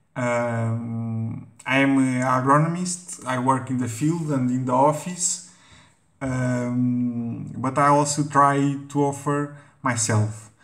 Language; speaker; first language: English; non-native, fluent; Portuguese